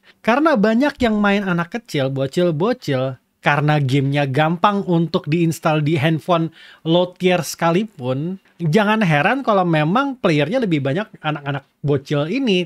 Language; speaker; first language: Indonesian; native; Indonesian